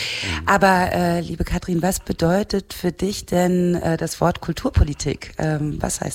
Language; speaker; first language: German; native; German